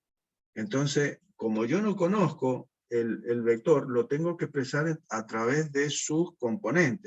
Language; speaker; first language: Spanish; native; Spanish